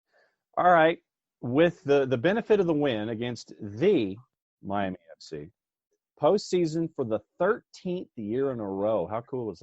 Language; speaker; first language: English; native; English